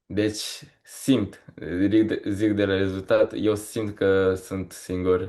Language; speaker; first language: Romanian; early bilingual, heritage; Romanian